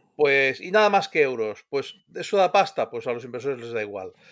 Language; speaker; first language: Spanish; native; Spanish